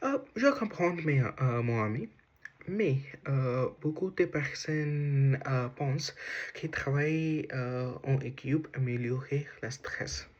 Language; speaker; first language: French; non-native, learner; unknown